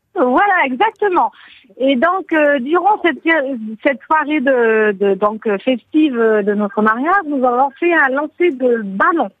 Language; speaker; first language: French; native; French